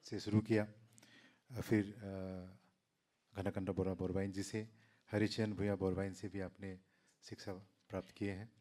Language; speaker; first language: Hindi; non-native, local second language; Assamese